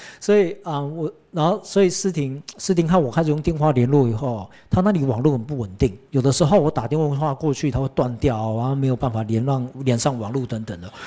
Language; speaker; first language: Chinese; early bilingual, heritage; Chinese